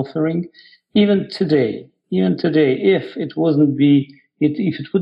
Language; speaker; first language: English; non-native, fluent; Ukrainian